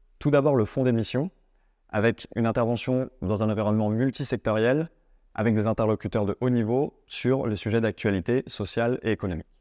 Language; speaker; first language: French; native; French